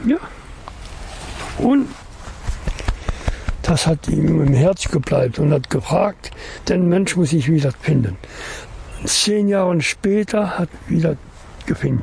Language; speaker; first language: German; non-native, learner; French